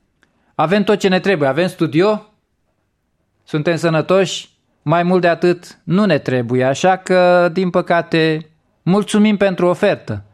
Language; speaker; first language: Romanian; native; Romanian